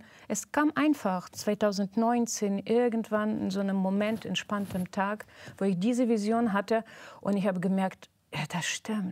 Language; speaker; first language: German; non-native, fluent; Russian